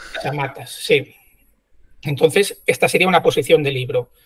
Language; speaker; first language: Spanish; native; Spanish